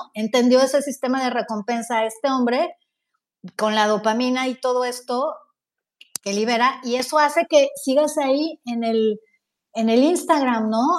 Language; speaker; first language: Spanish; native; Spanish